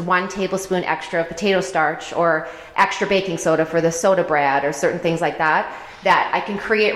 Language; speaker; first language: English; native; English